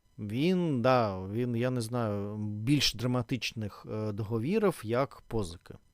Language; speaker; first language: Ukrainian; non-native, local second language; Russian